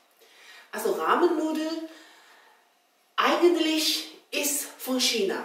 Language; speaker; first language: German; non-native, learner; Chinese